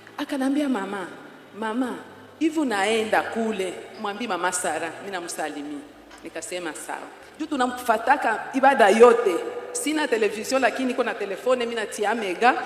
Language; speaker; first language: Swahili; native; Swahili